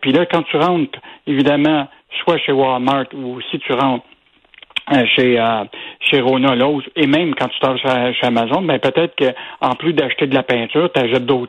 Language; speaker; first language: French; native; French